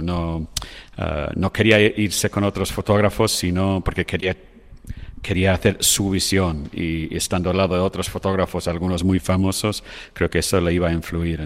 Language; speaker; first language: Spanish; non-native, fluent; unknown